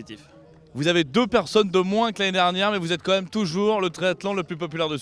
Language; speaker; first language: French; native; French